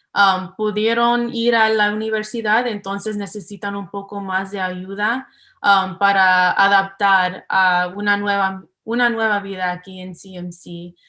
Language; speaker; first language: Spanish; early bilingual, heritage; English